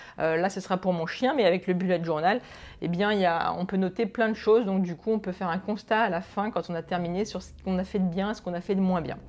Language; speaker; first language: French; native; French